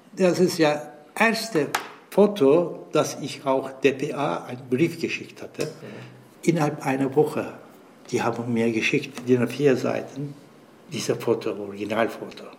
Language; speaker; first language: German; non-native, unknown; Turkish